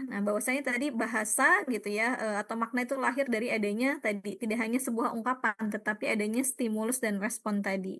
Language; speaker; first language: Indonesian; native; Indonesian